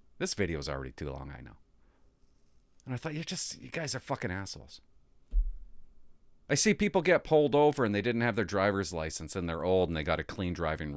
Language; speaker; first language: English; native; English